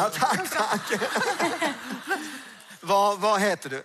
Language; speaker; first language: Swedish; native; Swedish